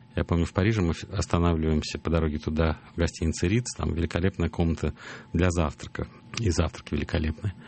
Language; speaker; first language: Russian; native; Russian